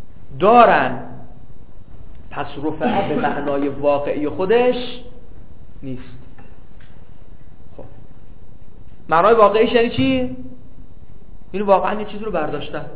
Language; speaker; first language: Persian; native; Persian